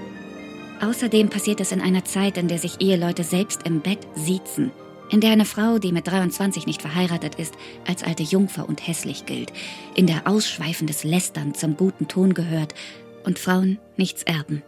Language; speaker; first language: German; native; German